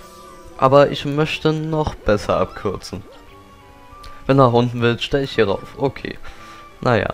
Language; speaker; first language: German; native; German